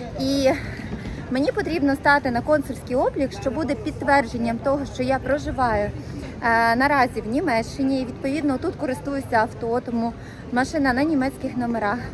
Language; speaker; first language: Ukrainian; native; Ukrainian